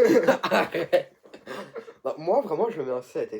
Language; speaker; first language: French; native; French